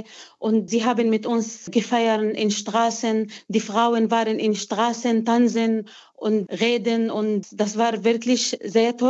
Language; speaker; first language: German; non-native, fluent; Arabic